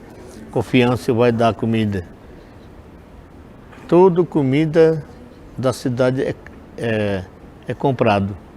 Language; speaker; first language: Portuguese; non-native, local second language; Yanomámi